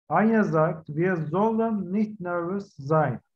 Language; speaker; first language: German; non-native, fluent; Turkish